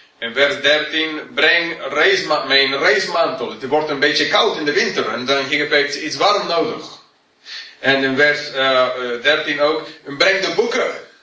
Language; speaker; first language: Dutch; non-native, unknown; English